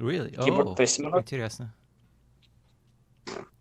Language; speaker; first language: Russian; early bilingual, heritage; Russian